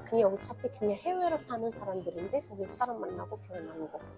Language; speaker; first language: Korean; non-native, fluent; Arabic